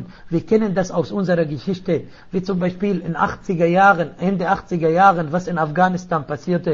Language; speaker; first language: German; non-native, fluent; Arabic